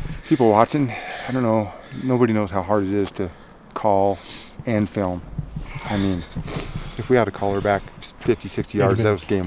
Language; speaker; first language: English; native; English